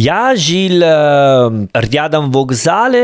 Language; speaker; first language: Russian; non-native, learner; Italian